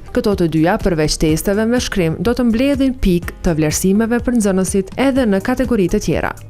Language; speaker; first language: Albanian; native; Albanian